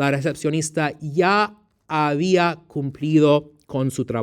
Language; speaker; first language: Spanish; non-native, fluent; English